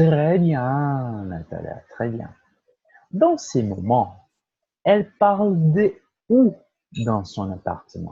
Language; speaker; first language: French; non-native, fluent; Portuguese